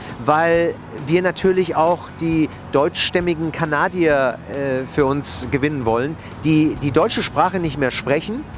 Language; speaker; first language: German; native; German